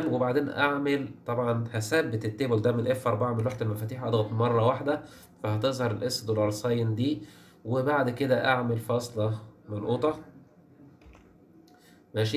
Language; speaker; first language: Arabic; native; Arabic